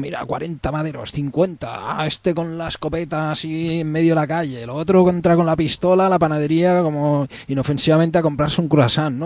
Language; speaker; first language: Spanish; non-native, local second language; Catalan